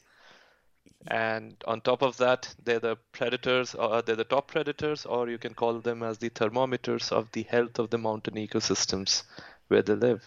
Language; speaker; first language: English; non-native, local second language; Hindi